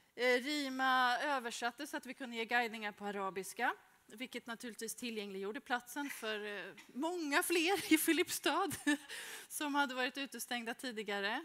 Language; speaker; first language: Swedish; native; Swedish